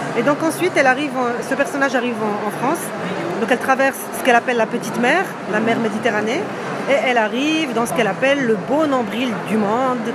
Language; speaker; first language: French; non-native, local second language; Arabic